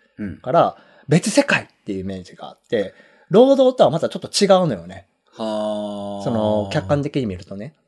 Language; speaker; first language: Japanese; native; Japanese